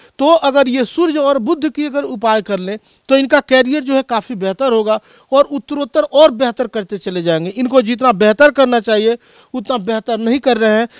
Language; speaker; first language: Hindi; native; Hindi